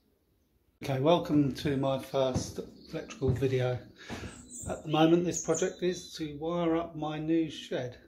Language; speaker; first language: English; native; English